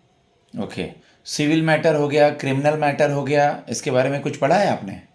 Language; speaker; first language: Hindi; native; Hindi